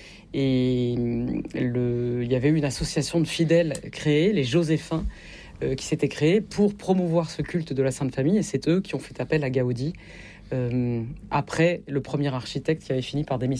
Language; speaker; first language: French; native; French